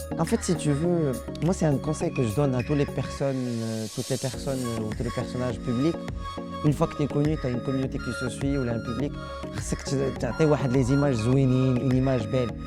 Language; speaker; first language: French; non-native, local second language; Arabic